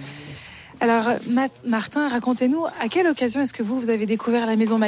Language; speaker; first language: French; native; French